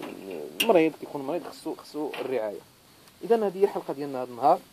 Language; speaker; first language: Arabic; native; Arabic